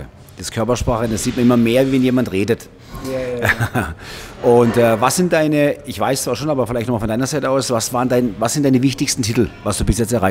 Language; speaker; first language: German; native; German